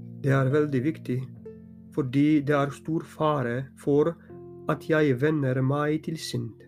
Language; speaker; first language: Norwegian; non-native, fluent; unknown